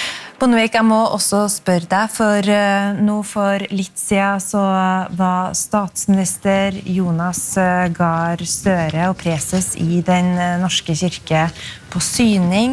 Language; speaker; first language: Norwegian; native; Norwegian